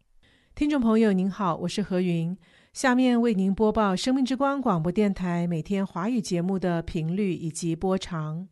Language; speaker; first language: Chinese; native; Chinese